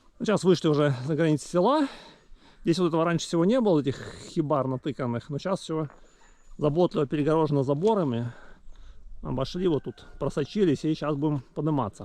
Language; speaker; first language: Russian; native; Russian